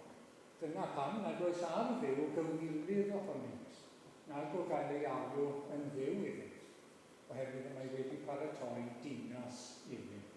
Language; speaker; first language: Welsh; native; Welsh